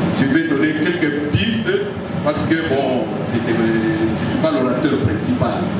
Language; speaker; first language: French; non-native, local second language; Lingala